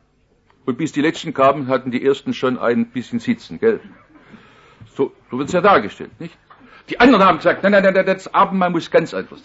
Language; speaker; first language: German; native; German